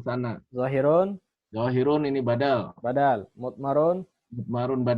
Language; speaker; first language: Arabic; non-native, learner; Indonesian